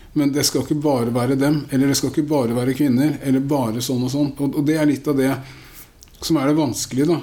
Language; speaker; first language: Norwegian; native; Norwegian